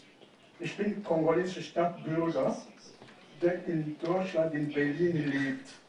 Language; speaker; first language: German; non-native, fluent; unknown